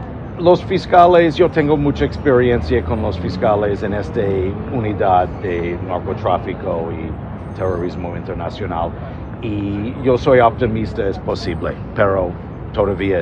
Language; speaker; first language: Spanish; non-native, learner; English